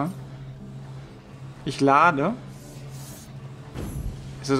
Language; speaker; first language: German; native; German